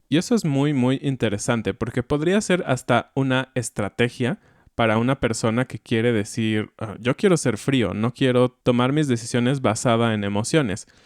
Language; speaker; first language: Spanish; native; Spanish